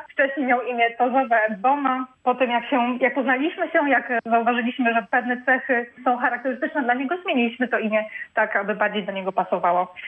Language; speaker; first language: Polish; native; Polish